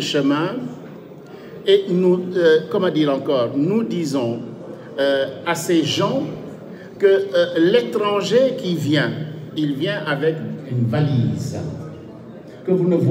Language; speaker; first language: French; non-native, local second language; Wolof